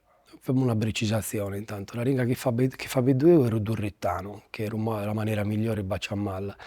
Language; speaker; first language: Italian; native; Italian